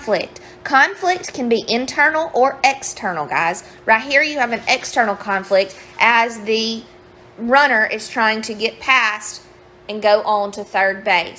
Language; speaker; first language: English; native; English